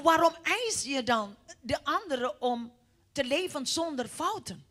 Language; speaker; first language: Dutch; non-native, fluent; Indonesian